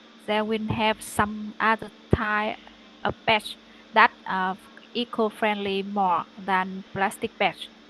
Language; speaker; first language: English; non-native, learner; Vietnamese